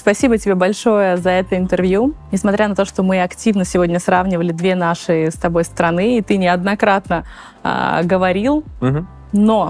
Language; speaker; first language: Russian; native; Russian